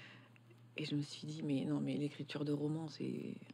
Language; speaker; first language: French; native; French